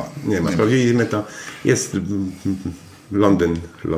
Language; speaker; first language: Polish; native; Polish